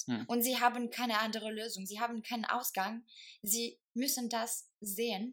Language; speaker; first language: German; non-native, fluent; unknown